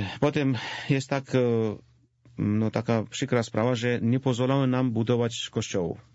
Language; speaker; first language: Polish; non-native, fluent; Georgian